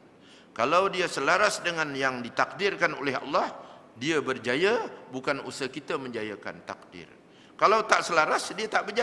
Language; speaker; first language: Malay; native; Malay